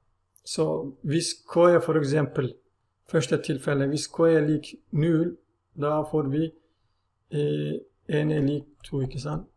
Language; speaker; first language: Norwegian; non-native, learner; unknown